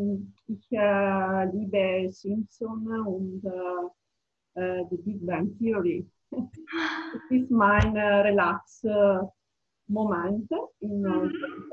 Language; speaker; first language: German; non-native, learner; Italian